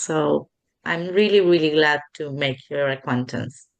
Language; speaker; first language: English; non-native, fluent; Spanish